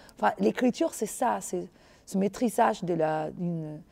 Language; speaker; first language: French; non-native, fluent; Spanish